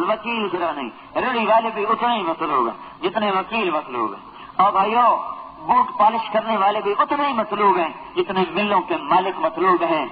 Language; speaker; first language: Urdu; non-native, local second language; Punjabi